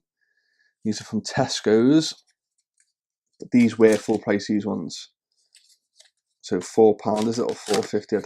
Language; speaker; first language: English; native; English